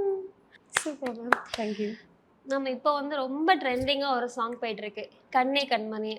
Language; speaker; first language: Tamil; native; Tamil